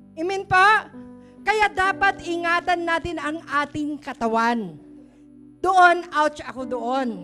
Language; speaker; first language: Filipino; native; Filipino